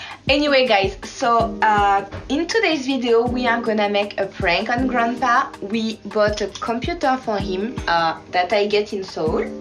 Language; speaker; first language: English; non-native, fluent; Korean